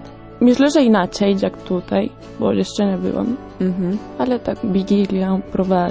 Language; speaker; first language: Polish; early bilingual, heritage; Spanish